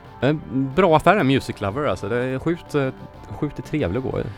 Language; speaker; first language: Swedish; native; Swedish